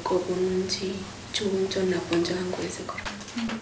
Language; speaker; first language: Korean; non-native, learner; Burmese